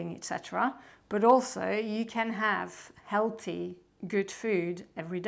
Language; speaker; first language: English; non-native, fluent; French